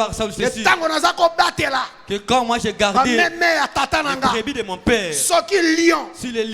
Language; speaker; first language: French; non-native, local second language; Lingala